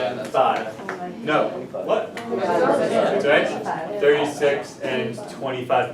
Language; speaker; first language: English; native; English